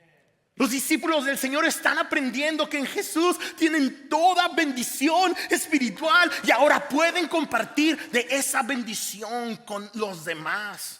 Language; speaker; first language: Spanish; native; Spanish